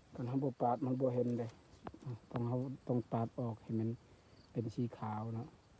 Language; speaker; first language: Lao; non-native, local second language; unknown